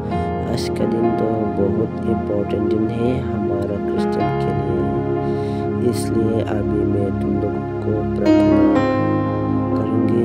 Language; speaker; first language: Hindi; non-native, local second language; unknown